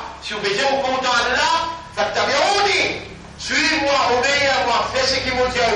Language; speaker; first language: French; non-native, local second language; Morisyen